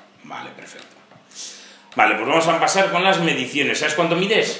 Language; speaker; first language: Spanish; native; Spanish